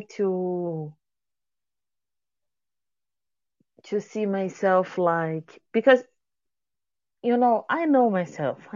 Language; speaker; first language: English; non-native, fluent; Portuguese